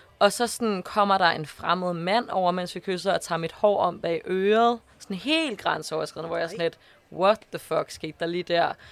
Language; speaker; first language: Danish; native; Danish